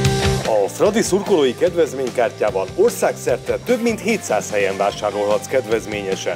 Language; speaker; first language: Hungarian; native; Hungarian